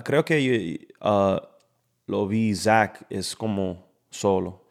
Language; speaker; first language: Spanish; non-native, learner; English